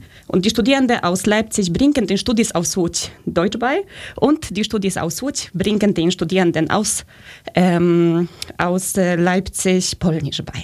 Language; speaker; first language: German; early bilingual, other home language; Polish